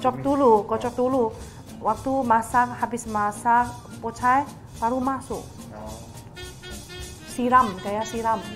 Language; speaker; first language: Indonesian; non-native, fluent; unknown